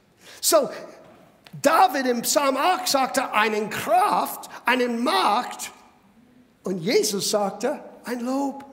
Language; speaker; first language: German; non-native, fluent; English